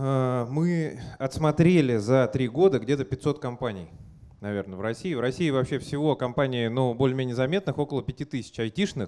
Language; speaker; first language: Russian; native; Russian